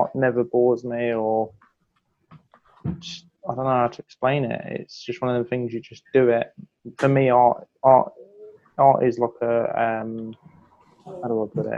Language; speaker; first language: English; native; English